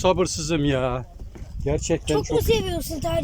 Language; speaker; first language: Turkish; native; Turkish